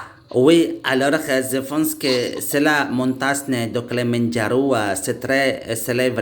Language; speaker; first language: French; non-native, learner; Indonesian